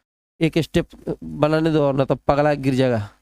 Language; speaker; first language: Hindi; non-native, local second language; Bhojpuri